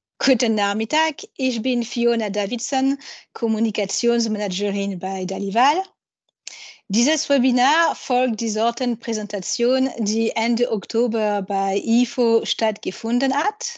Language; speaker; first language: German; non-native, fluent; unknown